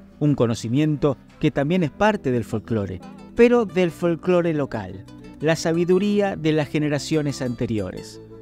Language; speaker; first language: Spanish; native; Spanish